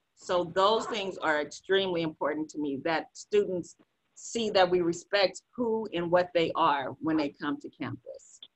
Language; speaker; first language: English; native; English